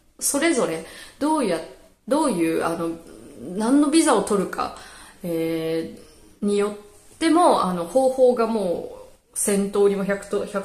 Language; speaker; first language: Japanese; native; Japanese